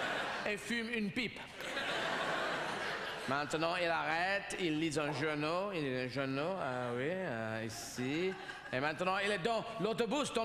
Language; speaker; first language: French; non-native, learner; English